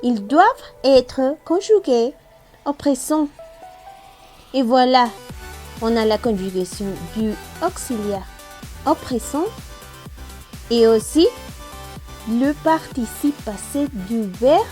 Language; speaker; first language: French; non-native, learner; Spanish